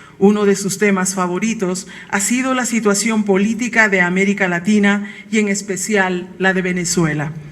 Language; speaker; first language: Spanish; native; Spanish